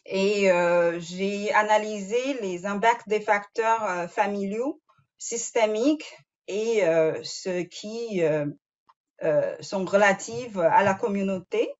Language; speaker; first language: French; non-native, fluent; Chinese